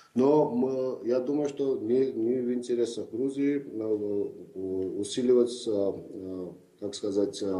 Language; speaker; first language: Russian; non-native, fluent; Georgian